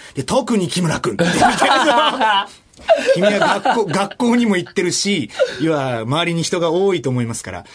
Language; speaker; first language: Japanese; early bilingual, other home language; German